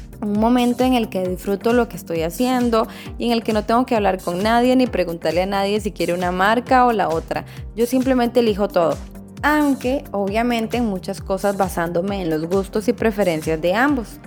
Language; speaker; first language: Spanish; native; Spanish